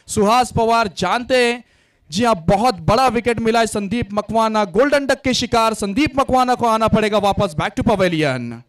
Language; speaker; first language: Hindi; non-native, local second language; Marathi